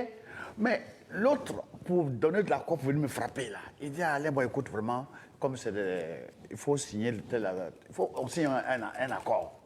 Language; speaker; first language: French; non-native, local second language; Dyula